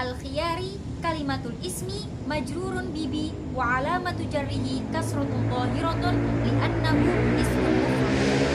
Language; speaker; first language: Arabic; non-native, learner; Indonesian